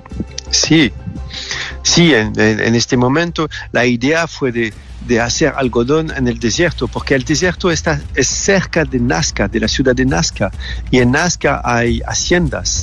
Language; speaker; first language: Spanish; non-native, fluent; French